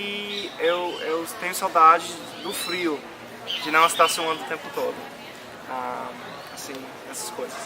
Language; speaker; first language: Portuguese; non-native, fluent; English